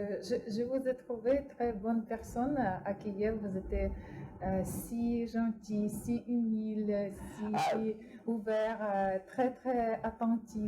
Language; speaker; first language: French; non-native, fluent; Russian